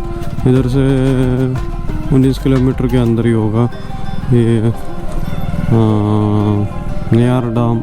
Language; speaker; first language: Hindi; non-native, local second language; Malayalam